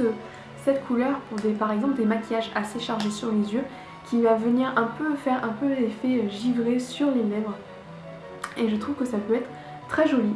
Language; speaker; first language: French; native; French